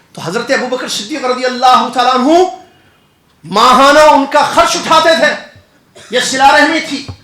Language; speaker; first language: Urdu; native; Urdu